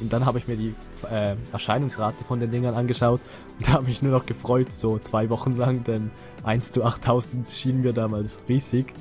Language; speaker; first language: German; native; German